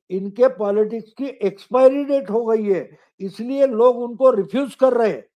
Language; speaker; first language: Hindi; non-native, local second language; Marathi